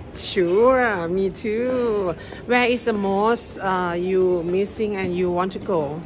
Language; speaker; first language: English; non-native, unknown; Thai